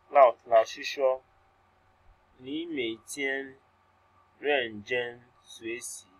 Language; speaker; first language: Chinese; non-native, learner; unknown